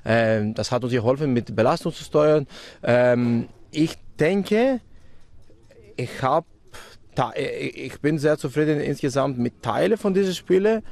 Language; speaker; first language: German; non-native, fluent; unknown